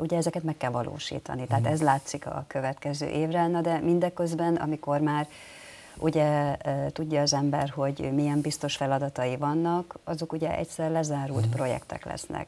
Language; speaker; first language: Hungarian; native; Hungarian